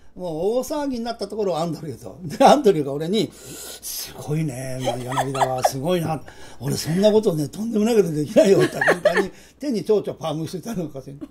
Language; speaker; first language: Japanese; native; Japanese